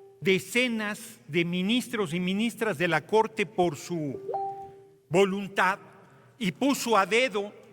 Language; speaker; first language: Spanish; native; Spanish